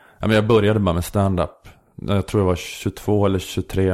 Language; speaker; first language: Swedish; native; Swedish